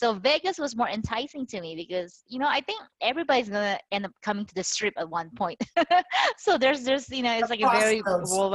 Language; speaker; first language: English; non-native, local second language; Filipino